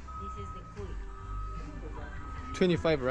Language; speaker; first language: English; non-native, learner; Korean